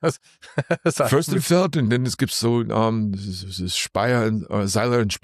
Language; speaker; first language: German; non-native, learner; English